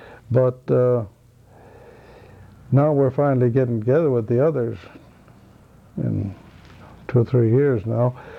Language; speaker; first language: English; native; English